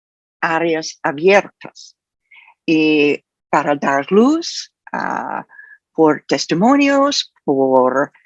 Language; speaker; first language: Spanish; non-native, fluent; English